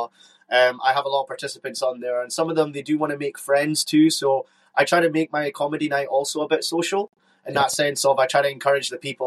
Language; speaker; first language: English; native; English